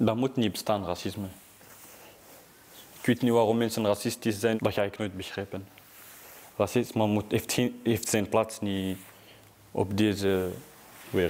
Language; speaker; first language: Dutch; early bilingual, other home language; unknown